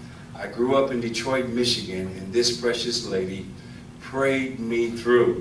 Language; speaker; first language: English; native; English